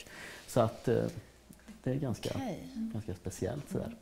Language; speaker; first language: Swedish; native; Swedish